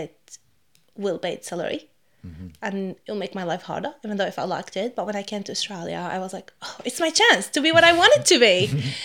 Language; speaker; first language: English; non-native, fluent; Arabic